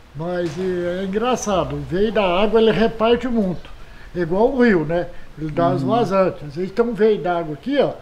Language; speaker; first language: Portuguese; native; Portuguese